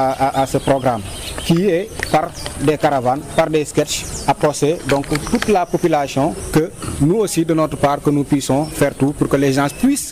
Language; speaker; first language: French; non-native, local second language; Wolof